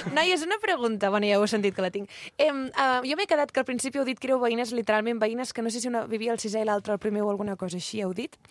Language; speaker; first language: Catalan; native; Catalan